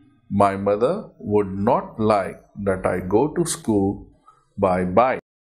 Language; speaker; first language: English; non-native, local second language; Hindi